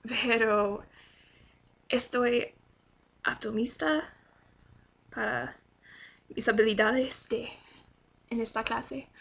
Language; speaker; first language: Spanish; non-native, learner; English